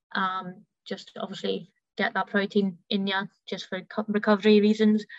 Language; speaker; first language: English; early bilingual, heritage; German